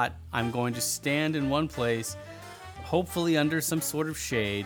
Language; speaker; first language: English; native; English